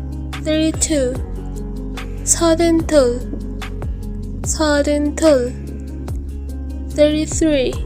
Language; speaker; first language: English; non-native, local second language; Hindi